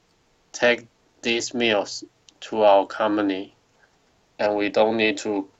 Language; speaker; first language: English; non-native, learner; Chinese